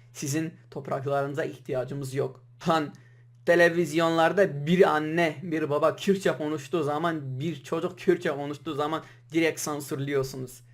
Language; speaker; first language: Turkish; non-native, local second language; Kurdish